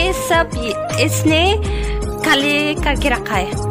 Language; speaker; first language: Hindi; non-native, local second language; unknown